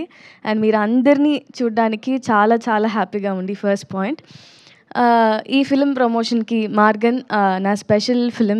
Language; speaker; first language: Telugu; non-native, learner; Tamil